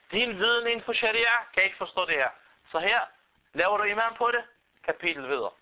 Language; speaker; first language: Danish; non-native, fluent; Arabic